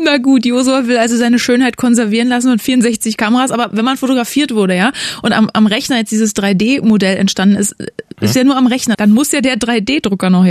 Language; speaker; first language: German; native; German